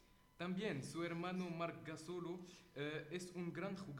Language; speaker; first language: Spanish; non-native, learner; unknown